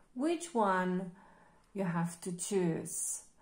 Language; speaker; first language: English; non-native, fluent; Polish